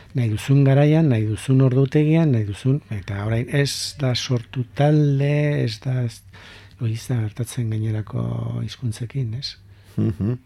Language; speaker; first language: Basque; native; Basque